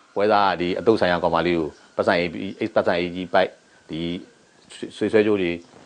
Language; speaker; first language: Burmese; native; Burmese